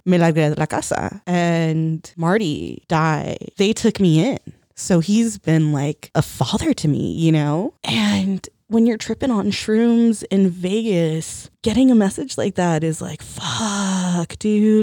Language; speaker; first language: English; early bilingual, other home language; Spanish